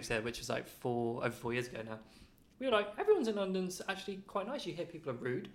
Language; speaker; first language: English; native; English